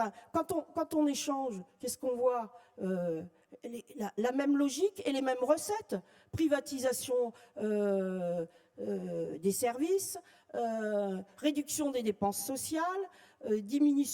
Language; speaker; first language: French; native; French